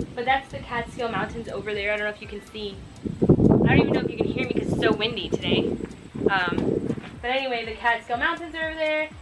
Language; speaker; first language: English; native; English